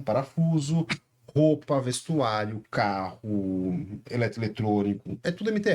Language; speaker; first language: Portuguese; native; Portuguese